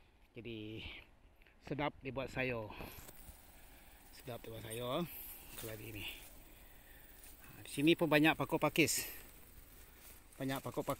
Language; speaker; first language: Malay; non-native, local second language; Iban